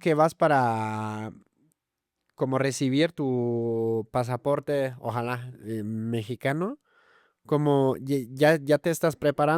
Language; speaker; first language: Spanish; native; Spanish